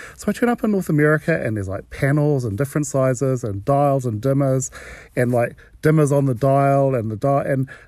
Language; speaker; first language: English; native; English